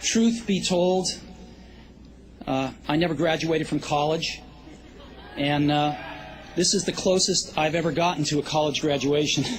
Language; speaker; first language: English; native; English